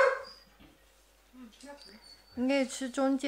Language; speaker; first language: Chinese; native; Chinese